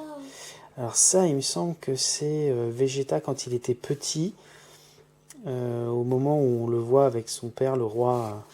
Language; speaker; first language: French; native; French